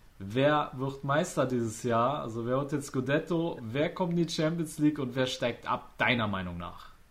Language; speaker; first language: German; native; German